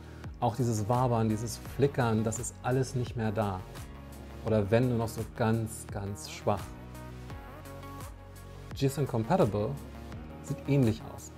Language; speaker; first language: German; native; German